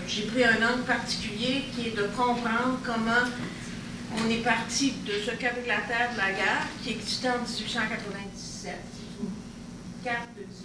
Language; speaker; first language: French; native; French